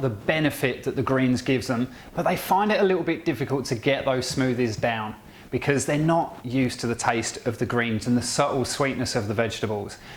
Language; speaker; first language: English; native; English